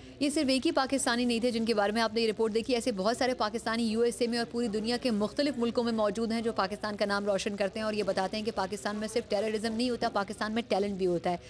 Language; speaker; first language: Urdu; native; Urdu